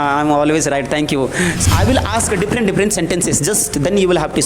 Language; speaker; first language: English; non-native, local second language; Hindi